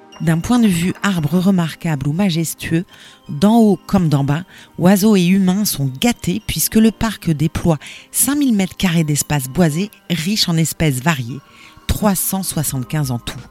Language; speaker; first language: French; native; French